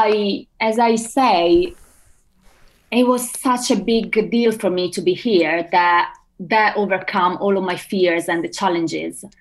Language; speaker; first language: English; non-native, fluent; Italian